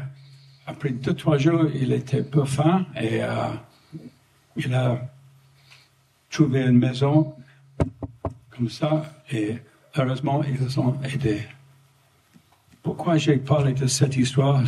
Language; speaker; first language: French; non-native, fluent; English